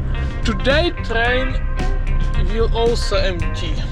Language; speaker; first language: English; non-native, learner; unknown